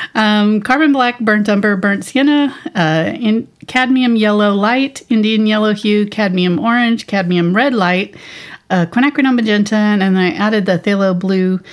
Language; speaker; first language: English; native; English